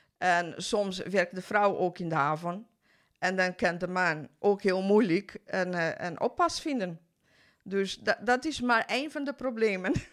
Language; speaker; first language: Dutch; non-native, fluent; Portuguese